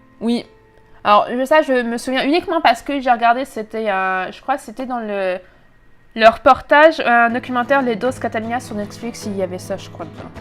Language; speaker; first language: French; native; French